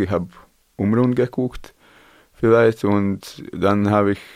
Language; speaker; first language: German; non-native, learner; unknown